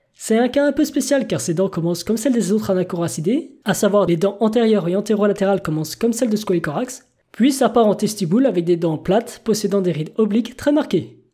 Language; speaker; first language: French; native; French